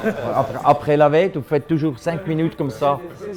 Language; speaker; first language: French; non-native, local second language; German